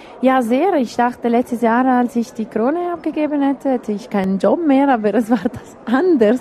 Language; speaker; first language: German; non-native, local second language; Italian